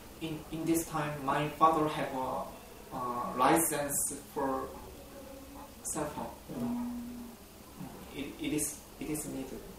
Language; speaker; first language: English; non-native, learner; Korean